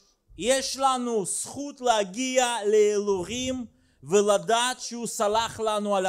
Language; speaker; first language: Hebrew; non-native, fluent; Russian